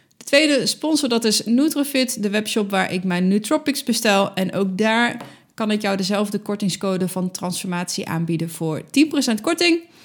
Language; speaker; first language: Dutch; native; Dutch